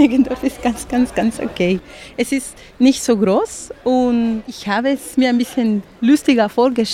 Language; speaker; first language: German; non-native, fluent; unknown